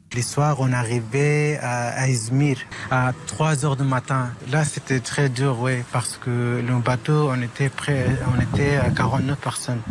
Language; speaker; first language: French; non-native, learner; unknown